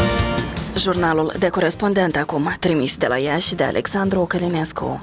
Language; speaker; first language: Romanian; native; Romanian